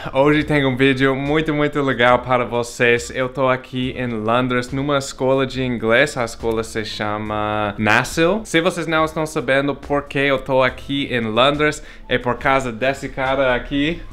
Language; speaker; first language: Portuguese; non-native, fluent; English